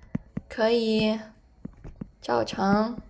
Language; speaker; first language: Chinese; non-native, fluent; Indonesian